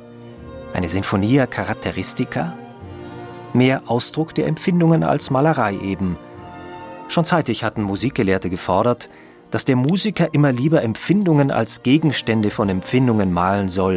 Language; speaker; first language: German; native; German